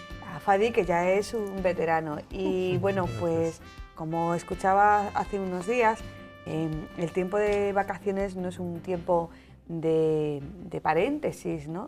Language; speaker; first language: Spanish; native; Spanish